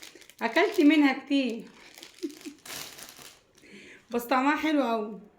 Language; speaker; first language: Arabic; native; Arabic